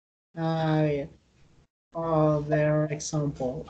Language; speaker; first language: English; non-native, learner; Spanish